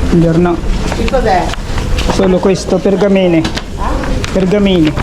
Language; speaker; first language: Italian; non-native, learner; Filipino